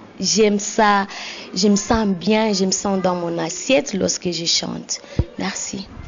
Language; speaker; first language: French; non-native, local second language; Swahili